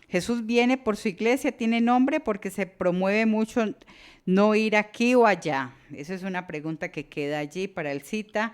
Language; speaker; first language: Spanish; native; Spanish